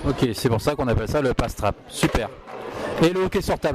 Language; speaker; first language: French; native; French